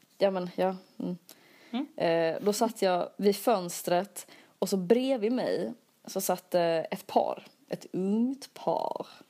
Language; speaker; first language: Swedish; native; Swedish